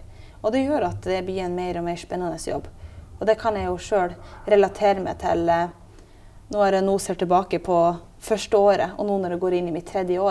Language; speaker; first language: Norwegian; native; Norwegian